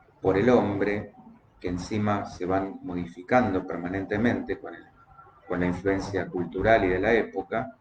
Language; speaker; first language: Spanish; native; Spanish